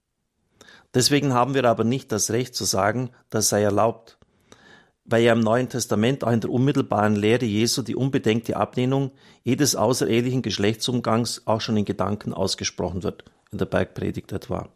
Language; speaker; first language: German; native; German